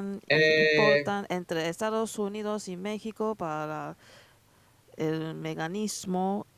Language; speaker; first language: Spanish; non-native, learner; Chinese